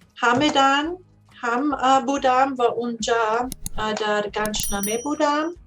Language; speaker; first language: Persian; non-native, learner; German